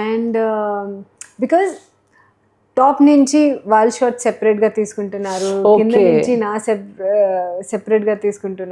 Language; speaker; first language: Telugu; non-native, learner; Hindi